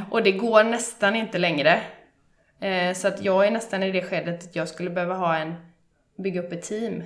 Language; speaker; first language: Swedish; native; Swedish